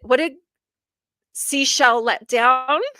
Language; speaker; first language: English; native; English